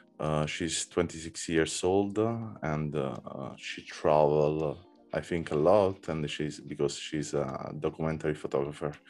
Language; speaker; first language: English; non-native, learner; Italian